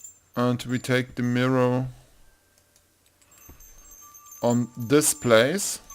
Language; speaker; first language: English; non-native, learner; German